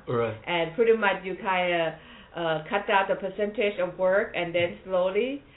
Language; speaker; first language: English; non-native, fluent; Thai